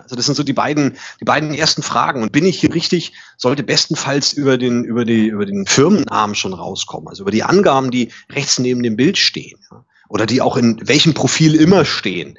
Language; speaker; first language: German; native; German